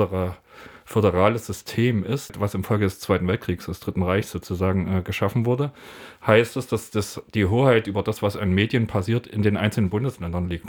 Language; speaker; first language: German; native; German